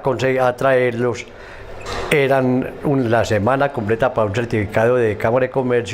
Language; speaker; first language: Spanish; native; Spanish